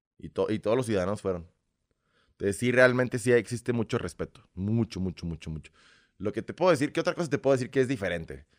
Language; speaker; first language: Spanish; early bilingual, other home language; Russian